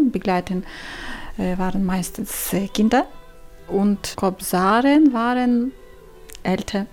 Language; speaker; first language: German; non-native, learner; Ukrainian